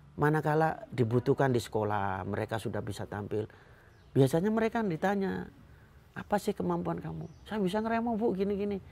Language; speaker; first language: Indonesian; non-native, local second language; Madurese